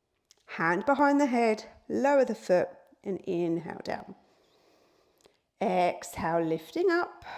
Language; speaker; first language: English; native; English